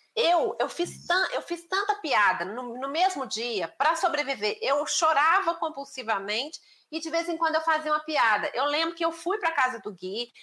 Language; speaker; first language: Portuguese; native; Portuguese